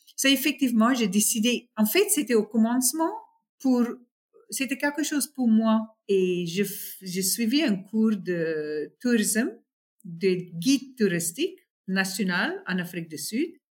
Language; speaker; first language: French; non-native, fluent; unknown